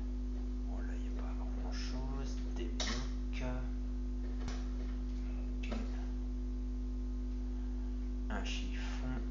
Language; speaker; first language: French; native; French